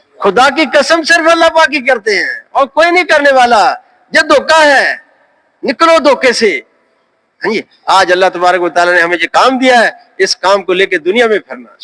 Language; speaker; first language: Urdu; native; Urdu